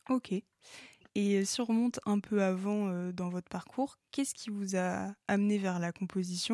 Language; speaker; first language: French; native; French